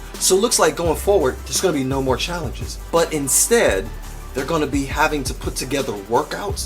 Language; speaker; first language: English; native; English